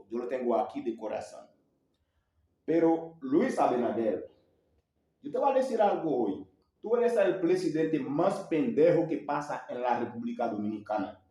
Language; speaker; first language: Spanish; non-native, learner; Haitian Creole